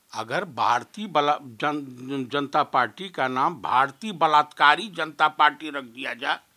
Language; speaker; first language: Hindi; native; Hindi